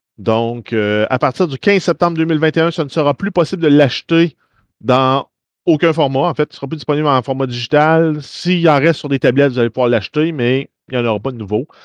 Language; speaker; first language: French; native; French